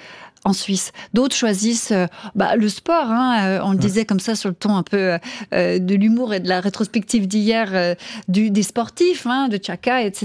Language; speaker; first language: French; native; French